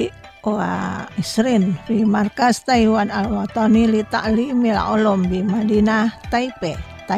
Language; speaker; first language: Arabic; non-native, fluent; Indonesian